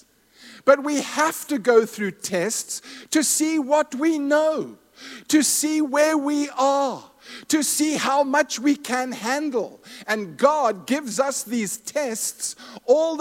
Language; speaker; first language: English; native; English